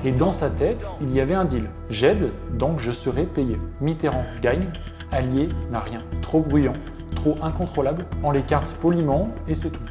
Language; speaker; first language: French; native; French